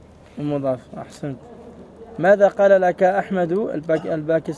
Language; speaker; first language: Arabic; non-native, fluent; French